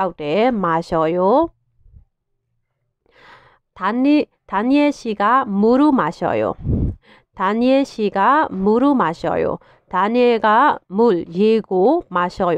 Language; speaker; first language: Korean; non-native, fluent; Burmese